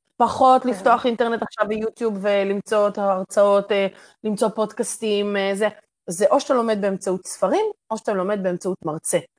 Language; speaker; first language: Hebrew; native; Hebrew